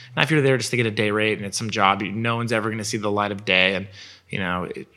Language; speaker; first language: English; native; English